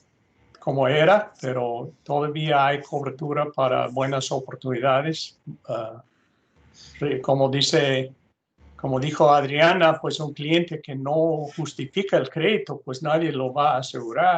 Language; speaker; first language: Spanish; non-native, fluent; English